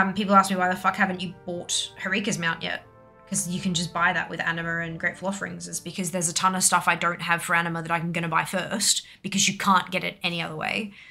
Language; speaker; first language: English; native; English